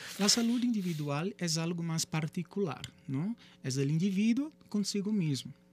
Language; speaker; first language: Spanish; non-native, fluent; Portuguese